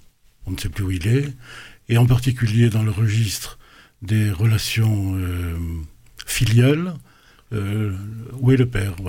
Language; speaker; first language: French; native; French